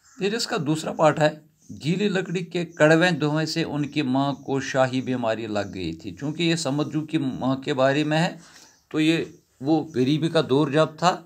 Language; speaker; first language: Urdu; non-native, local second language; Kashmiri